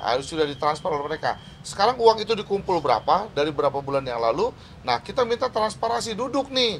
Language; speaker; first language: Indonesian; native; Indonesian